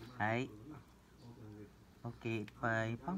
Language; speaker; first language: Japanese; non-native, learner; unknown